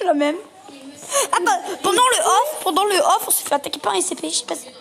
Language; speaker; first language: French; native; French